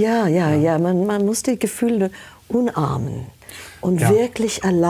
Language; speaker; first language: German; non-native, fluent; English